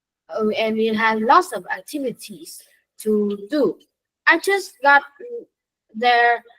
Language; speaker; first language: English; non-native, learner; Vietnamese